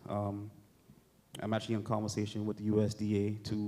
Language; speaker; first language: English; native; English